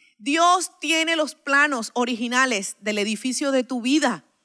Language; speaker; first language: Spanish; native; Spanish